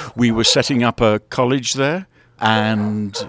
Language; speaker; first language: English; native; English